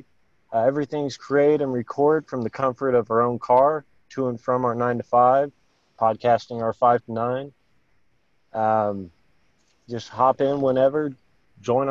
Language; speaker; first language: English; native; English